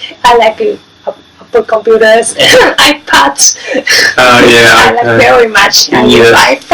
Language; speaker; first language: English; non-native, learner; Japanese